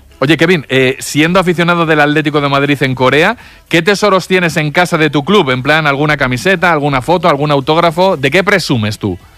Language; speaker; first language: Spanish; native; Spanish